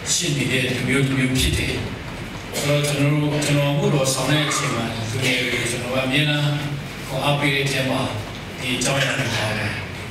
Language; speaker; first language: Burmese; non-native, local second language; Lahu